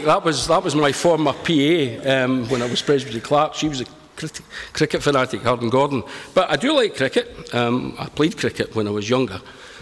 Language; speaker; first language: English; native; English